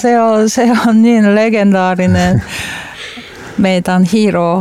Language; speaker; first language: Finnish; non-native, learner; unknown